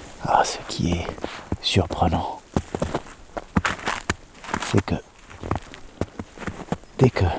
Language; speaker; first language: French; native; French